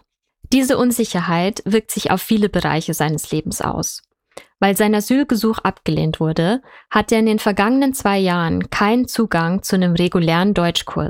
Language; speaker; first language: German; native; German